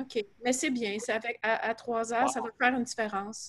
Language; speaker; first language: French; native; French